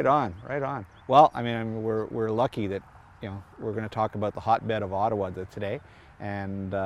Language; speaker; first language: English; native; English